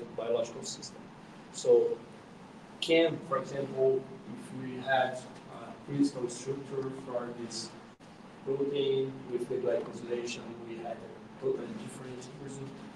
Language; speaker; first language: English; non-native, fluent; Portuguese